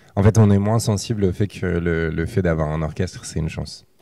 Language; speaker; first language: French; native; French